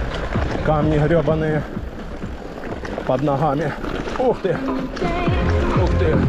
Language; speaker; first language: Russian; native; Russian